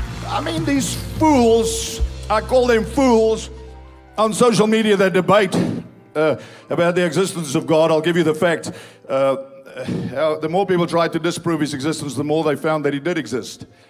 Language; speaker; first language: English; non-native, local second language; Afrikaans